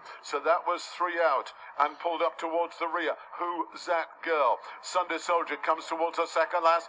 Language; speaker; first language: English; native; English